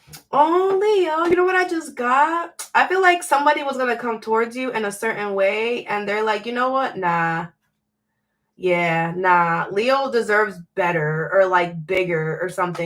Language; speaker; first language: English; native; English